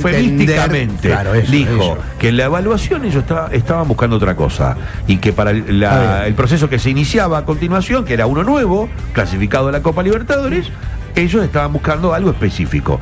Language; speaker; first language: Spanish; native; Spanish